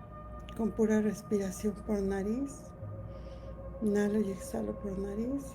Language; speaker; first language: Spanish; native; Spanish